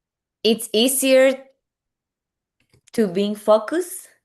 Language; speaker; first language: English; non-native, learner; Spanish